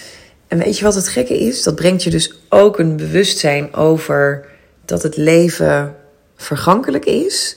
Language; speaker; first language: Dutch; native; Dutch